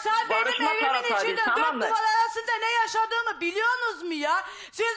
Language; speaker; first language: Turkish; native; Turkish